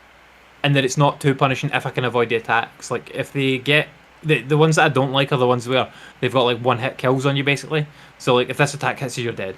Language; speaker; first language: English; native; English